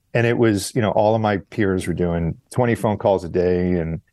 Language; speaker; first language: English; native; English